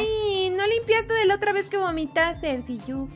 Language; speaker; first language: Spanish; native; Spanish